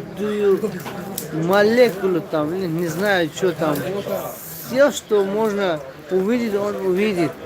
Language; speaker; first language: Russian; non-native, fluent; Tajik